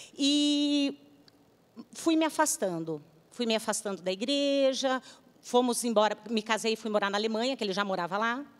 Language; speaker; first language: Portuguese; native; Portuguese